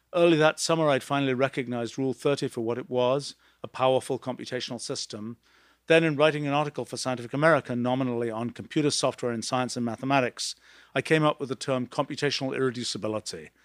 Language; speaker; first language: English; native; English